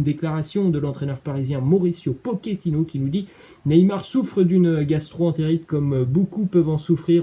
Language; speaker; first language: French; native; French